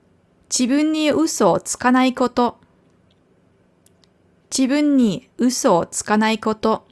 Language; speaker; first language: Japanese; non-native, fluent; German